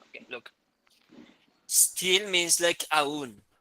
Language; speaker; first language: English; non-native, fluent; Spanish